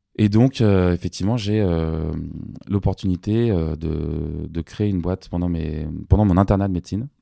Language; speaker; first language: French; native; French